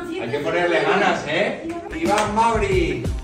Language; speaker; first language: Spanish; native; Spanish